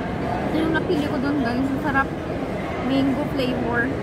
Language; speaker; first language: Filipino; non-native, local second language; Hiligaynon